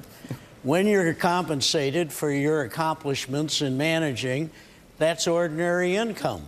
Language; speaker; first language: English; native; English